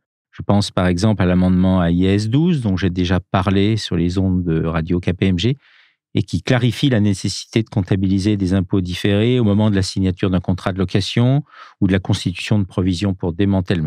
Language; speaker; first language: French; native; French